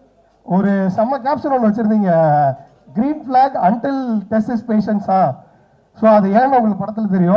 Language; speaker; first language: Tamil; native; Tamil